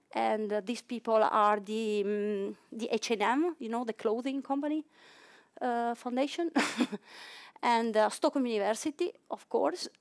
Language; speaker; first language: English; non-native, fluent; Italian